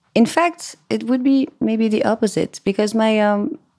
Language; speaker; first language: English; non-native, fluent; French